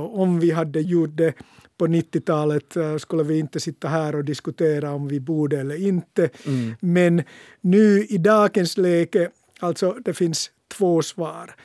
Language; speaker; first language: Swedish; non-native, local second language; Finnish